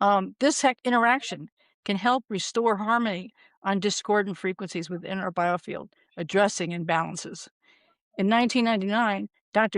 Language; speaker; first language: English; native; English